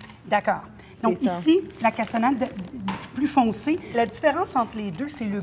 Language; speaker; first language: French; native; French